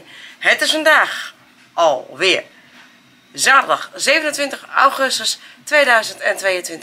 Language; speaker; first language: Dutch; native; Dutch